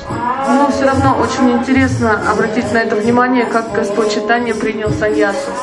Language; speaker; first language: Russian; native; Russian